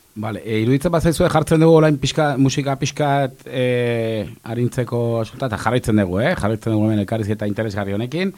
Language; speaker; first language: Basque; non-native, local second language; Spanish